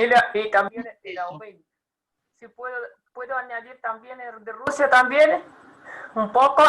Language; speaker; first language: Spanish; non-native, fluent; Russian